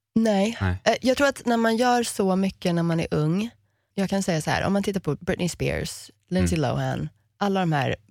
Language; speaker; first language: Swedish; early bilingual, heritage; Swedish